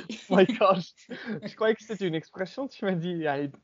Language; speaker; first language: French; non-native, fluent; English